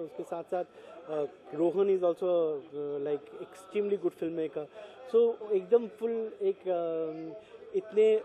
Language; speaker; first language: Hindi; non-native, local second language; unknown